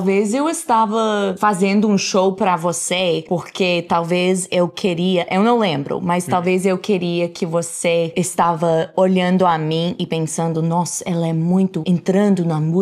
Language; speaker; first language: Portuguese; non-native, fluent; English